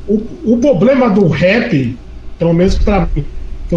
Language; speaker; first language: Portuguese; native; Portuguese